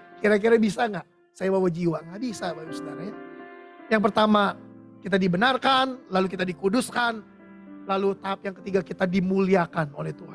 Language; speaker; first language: Indonesian; native; Indonesian